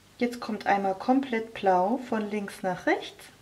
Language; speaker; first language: German; native; German